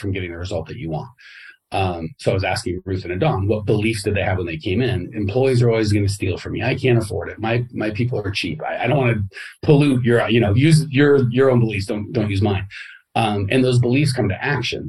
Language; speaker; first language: English; native; English